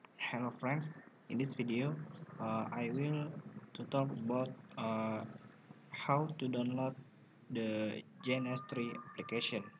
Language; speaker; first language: English; non-native, learner; Indonesian